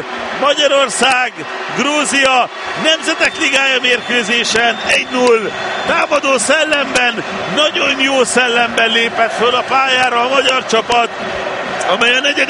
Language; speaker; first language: Hungarian; native; Hungarian